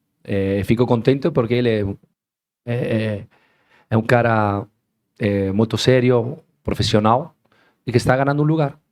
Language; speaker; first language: Portuguese; non-native, learner; Spanish